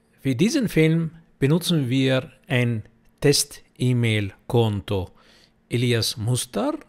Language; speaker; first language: German; non-native, fluent; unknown